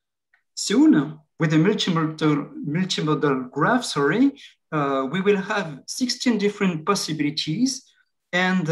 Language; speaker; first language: English; non-native, fluent; French